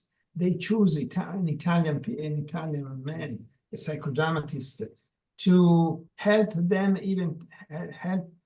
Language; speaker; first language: English; non-native, learner; Italian